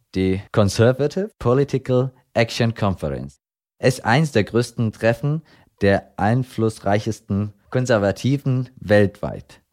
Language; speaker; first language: German; non-native, fluent; Arabic